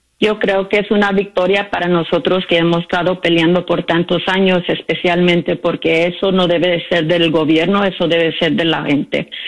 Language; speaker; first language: Spanish; early bilingual, heritage; Spanish